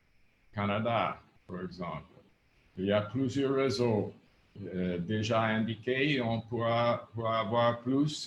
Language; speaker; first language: French; non-native, fluent; English